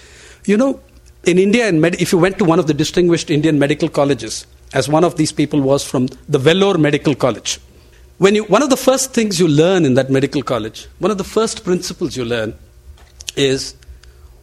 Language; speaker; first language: English; non-native, local second language; Telugu